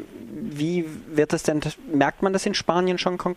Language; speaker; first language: German; native; German